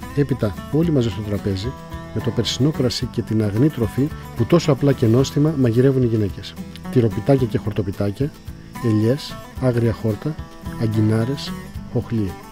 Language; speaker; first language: Greek; native; Greek